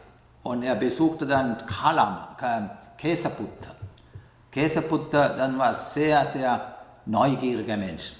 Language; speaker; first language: German; non-native, learner; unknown